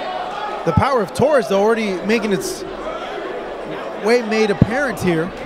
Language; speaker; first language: English; native; English